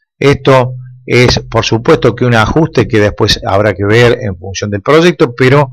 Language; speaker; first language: Spanish; native; Spanish